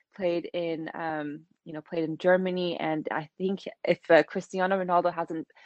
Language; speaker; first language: English; native; English